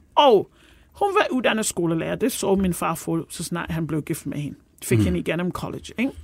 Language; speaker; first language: Danish; non-native, fluent; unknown